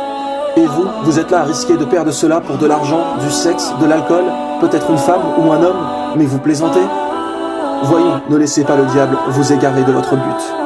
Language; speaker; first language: French; native; French